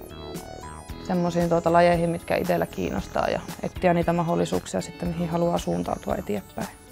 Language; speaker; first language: Finnish; native; Finnish